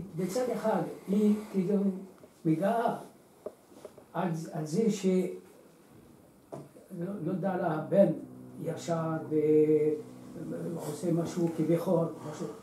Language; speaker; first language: Hebrew; non-native, fluent; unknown